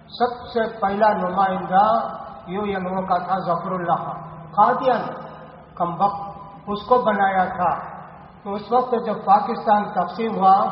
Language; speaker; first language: Urdu; native; Urdu